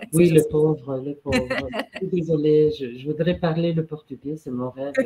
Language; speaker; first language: French; non-native, fluent; Italian